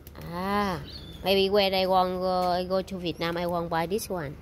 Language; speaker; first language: English; non-native, learner; Vietnamese